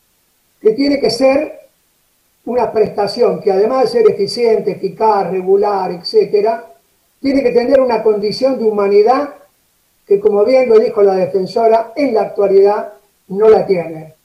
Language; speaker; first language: Spanish; native; Spanish